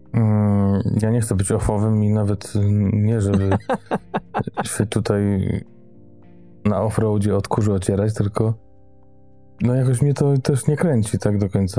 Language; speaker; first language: Polish; native; Polish